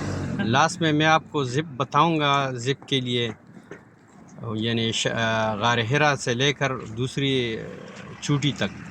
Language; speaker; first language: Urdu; non-native, local second language; Pashto